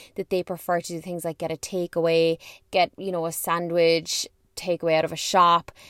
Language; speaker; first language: English; native; English